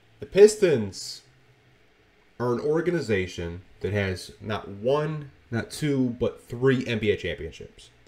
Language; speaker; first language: English; native; English